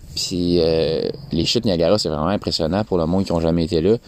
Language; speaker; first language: French; native; French